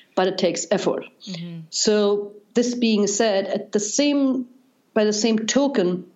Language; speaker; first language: English; non-native, fluent; German